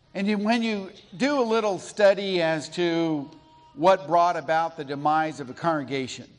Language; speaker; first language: English; native; English